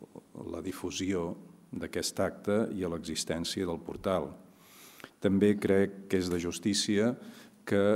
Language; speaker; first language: Catalan; native; Catalan